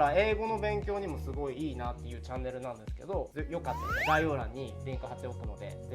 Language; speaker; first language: Japanese; native; Japanese